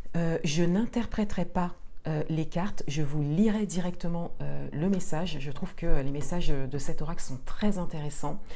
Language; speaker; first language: French; native; French